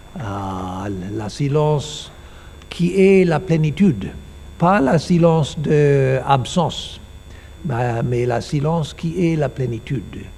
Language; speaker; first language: French; non-native, learner; English